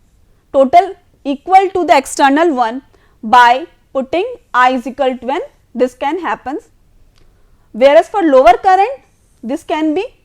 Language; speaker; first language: English; non-native, local second language; Hindi